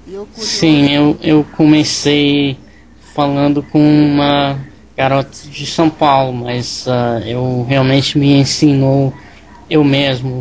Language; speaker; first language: Portuguese; non-native, learner; English